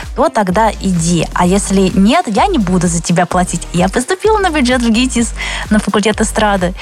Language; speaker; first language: Russian; early bilingual, other home language; Chinese